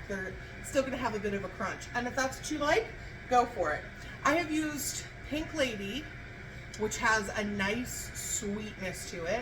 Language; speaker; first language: English; native; English